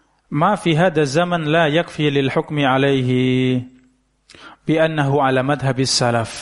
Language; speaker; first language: Arabic; non-native, fluent; Indonesian